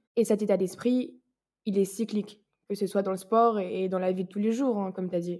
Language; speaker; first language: French; native; French